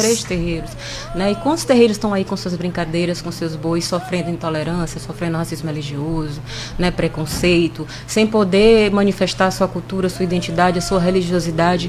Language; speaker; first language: Portuguese; native; Portuguese